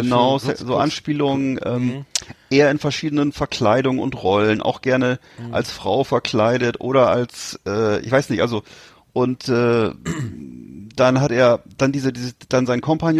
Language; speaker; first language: German; native; German